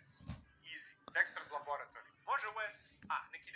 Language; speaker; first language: Bosnian; native; Bosnian